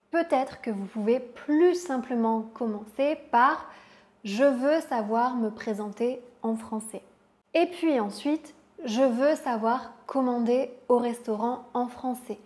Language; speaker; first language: French; native; French